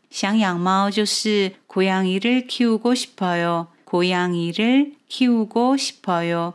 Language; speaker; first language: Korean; non-native, fluent; Chinese